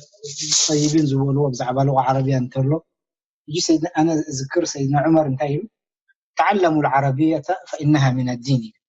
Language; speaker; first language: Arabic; non-native, fluent; Tigrinya